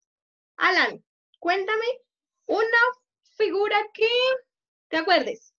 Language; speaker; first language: Spanish; native; Spanish